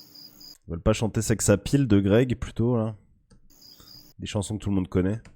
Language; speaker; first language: French; native; French